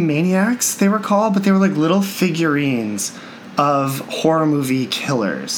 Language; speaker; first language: English; native; English